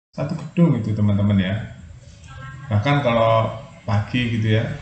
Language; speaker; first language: Indonesian; non-native, local second language; Javanese